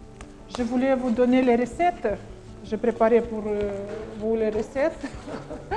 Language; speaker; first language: French; non-native, learner; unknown